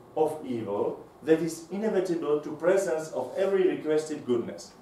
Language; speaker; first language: English; non-native, fluent; Slovak